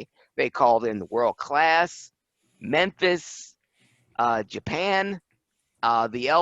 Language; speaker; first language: English; native; English